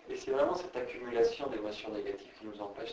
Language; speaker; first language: French; native; French